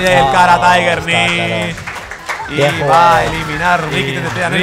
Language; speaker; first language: Spanish; native; Spanish